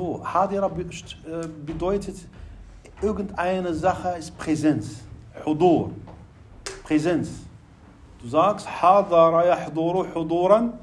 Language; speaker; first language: German; non-native, fluent; Arabic